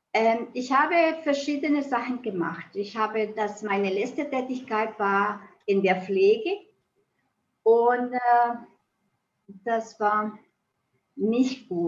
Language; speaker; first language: German; non-native, fluent; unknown